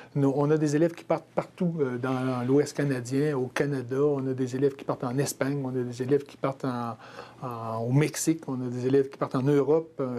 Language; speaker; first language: French; native; French